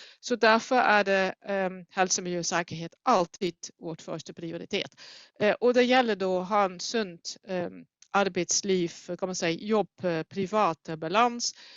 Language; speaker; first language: Swedish; non-native, fluent; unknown